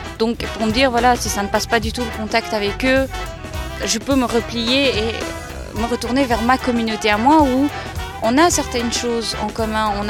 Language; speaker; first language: French; early bilingual, other home language; Armenian